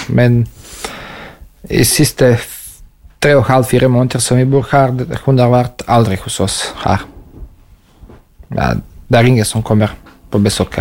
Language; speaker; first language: Norwegian; non-native, learner; Serbian